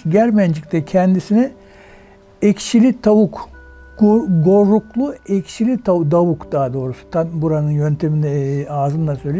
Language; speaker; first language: Turkish; native; Turkish